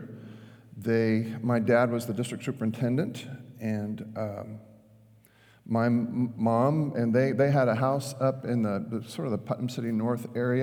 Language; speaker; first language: English; native; English